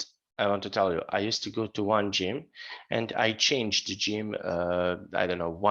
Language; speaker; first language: English; non-native, fluent; Serbian